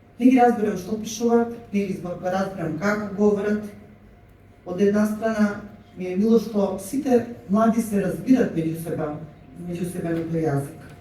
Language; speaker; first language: Macedonian; native; Macedonian